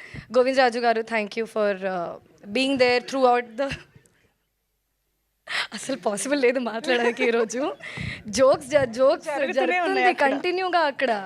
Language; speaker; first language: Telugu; non-native, learner; Hindi